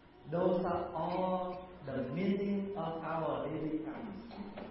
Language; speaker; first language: English; non-native, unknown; Vietnamese